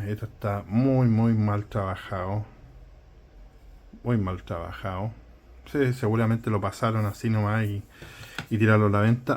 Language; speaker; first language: Spanish; native; Spanish